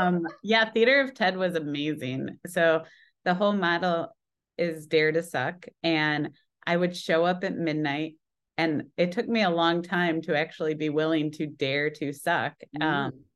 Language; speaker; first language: English; native; English